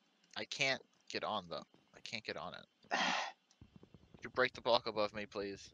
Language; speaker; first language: English; native; English